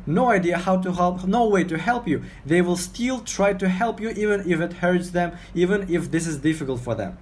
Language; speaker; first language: English; non-native, fluent; Uzbek